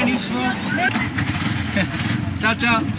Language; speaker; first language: Spanish; non-native, learner; English